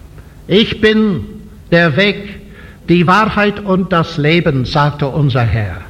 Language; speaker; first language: German; non-native, fluent; English